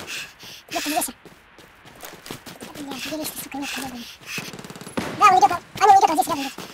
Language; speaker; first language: Russian; native; Russian